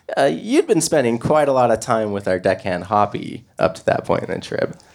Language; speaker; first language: English; native; English